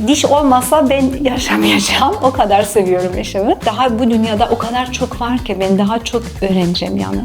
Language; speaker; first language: Turkish; non-native, fluent; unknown